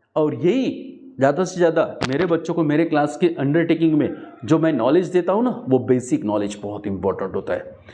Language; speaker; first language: Hindi; non-native, local second language; Marathi